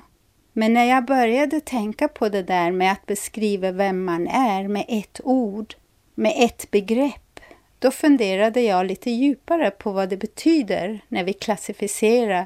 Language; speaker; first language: Swedish; non-native, fluent; English